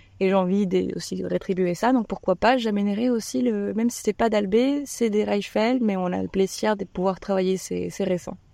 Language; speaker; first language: French; non-native, fluent; Spanish